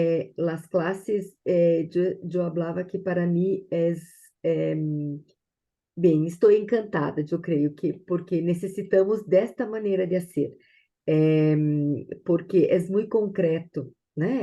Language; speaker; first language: Portuguese; non-native, learner; Spanish